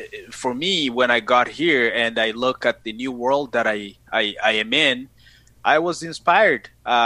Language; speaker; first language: English; non-native, fluent; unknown